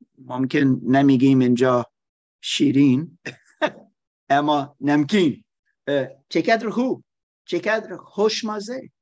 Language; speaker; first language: Persian; non-native, learner; German